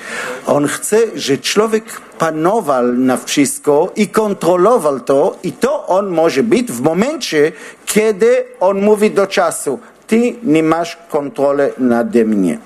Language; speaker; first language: Polish; non-native, learner; Hebrew